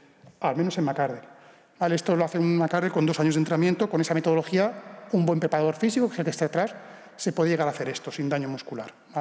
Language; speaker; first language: Spanish; native; Spanish